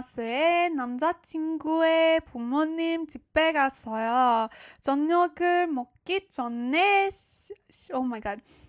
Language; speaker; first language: Korean; non-native, learner; English